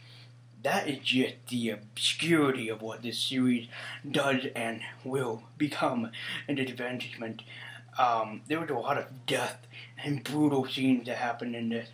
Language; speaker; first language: English; native; English